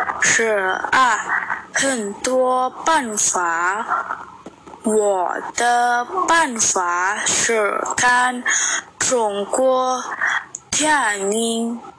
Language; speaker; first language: Chinese; non-native, learner; Indonesian